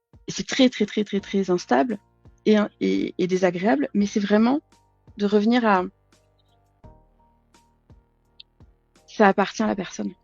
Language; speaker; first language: French; native; French